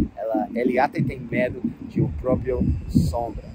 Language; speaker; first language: Portuguese; non-native, fluent; English